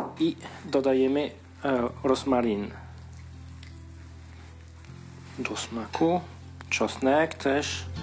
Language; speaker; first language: Polish; non-native, learner; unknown